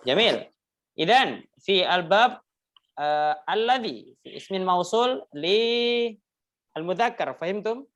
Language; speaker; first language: Arabic; non-native, fluent; Indonesian